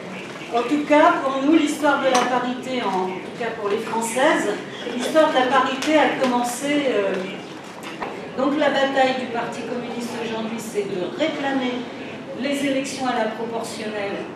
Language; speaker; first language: French; native; French